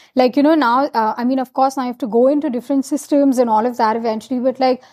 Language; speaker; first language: English; non-native, local second language; Hindi